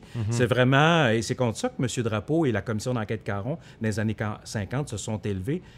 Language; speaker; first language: French; native; French